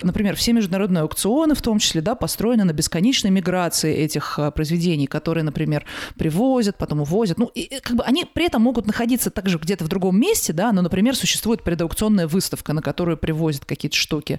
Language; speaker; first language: Russian; native; Russian